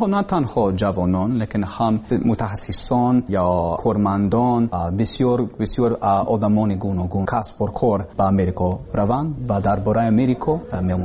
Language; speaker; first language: Persian; non-native, learner; English